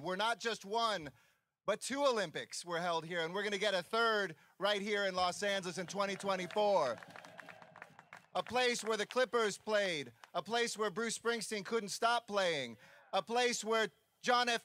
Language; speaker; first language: English; native; English